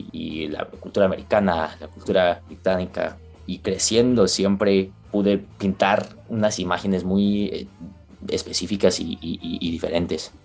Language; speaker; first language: Spanish; early bilingual, heritage; Spanish